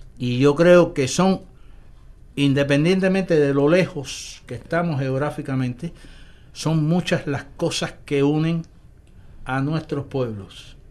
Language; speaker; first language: Spanish; native; Spanish